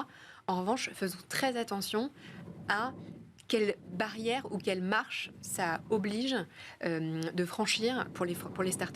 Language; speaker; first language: French; native; French